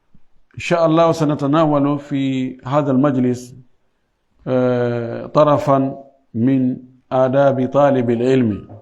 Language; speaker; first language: Arabic; non-native, fluent; Fula